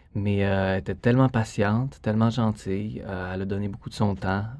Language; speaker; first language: French; native; French